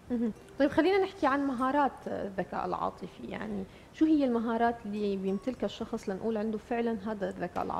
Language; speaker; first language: Arabic; native; Arabic